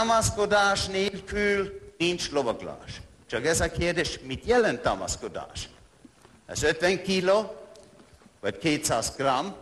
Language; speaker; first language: Hungarian; non-native, learner; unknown